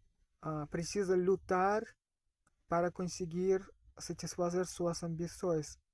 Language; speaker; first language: Portuguese; non-native, fluent; Russian